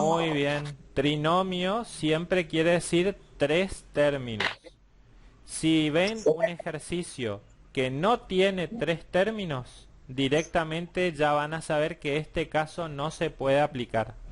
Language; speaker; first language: Spanish; native; Spanish